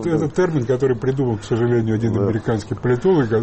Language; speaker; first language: Russian; native; Russian